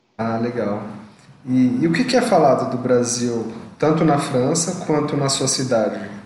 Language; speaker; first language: Portuguese; native; Portuguese